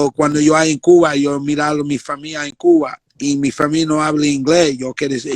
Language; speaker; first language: Spanish; early bilingual, other home language; English